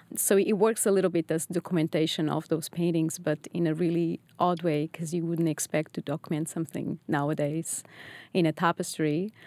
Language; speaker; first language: English; non-native, fluent; Portuguese